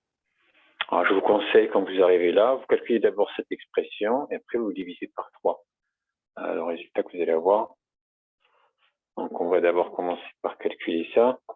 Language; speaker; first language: French; native; French